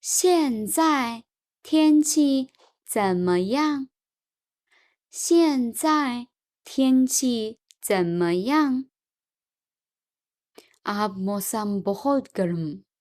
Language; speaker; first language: Chinese; non-native, learner; Urdu